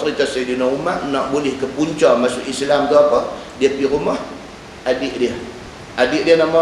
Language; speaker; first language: Malay; native; Malay